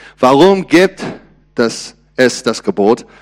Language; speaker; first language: German; non-native, learner; English